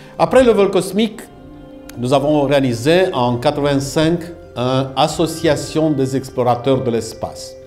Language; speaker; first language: French; non-native, fluent; Romanian